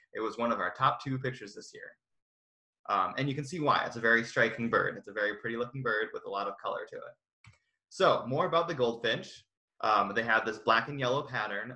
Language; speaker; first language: English; native; English